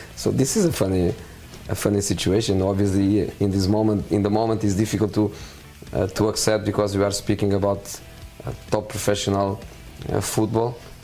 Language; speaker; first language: English; non-native, fluent; Italian